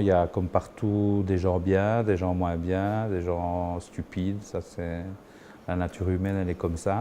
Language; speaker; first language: French; early bilingual, other home language; Spanish